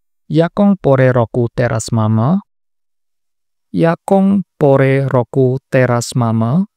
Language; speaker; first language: Polish; non-native, learner; Indonesian